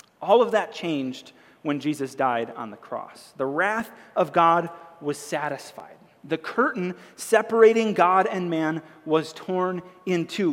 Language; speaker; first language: English; native; English